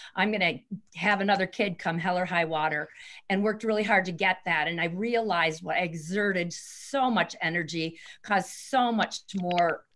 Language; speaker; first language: English; native; English